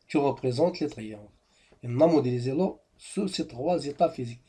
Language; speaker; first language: French; non-native, local second language; Arabic